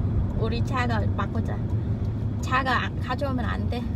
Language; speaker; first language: Korean; non-native, learner; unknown